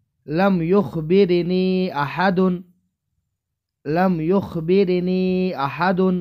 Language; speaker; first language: Arabic; non-native, fluent; Urdu